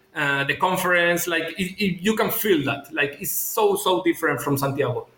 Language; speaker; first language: English; non-native, fluent; Spanish